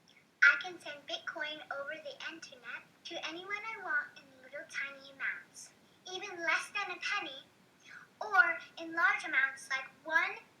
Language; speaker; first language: English; native; English